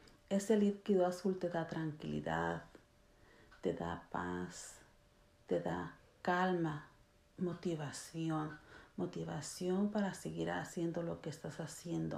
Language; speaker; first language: Spanish; early bilingual, heritage; Spanish